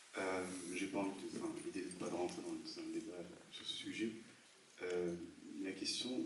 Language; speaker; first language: French; native; French